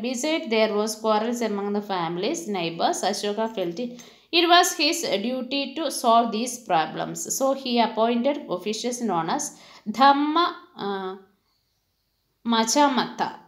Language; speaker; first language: English; non-native, local second language; Malayalam